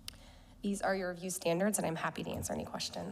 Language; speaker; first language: English; native; English